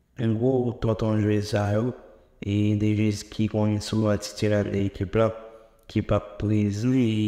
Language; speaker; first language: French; non-native, local second language; Haitian Creole